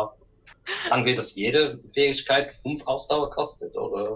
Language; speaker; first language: German; non-native, learner; English